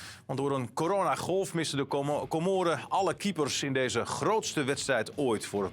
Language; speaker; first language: Dutch; native; Dutch